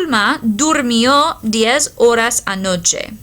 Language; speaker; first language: Spanish; non-native, fluent; English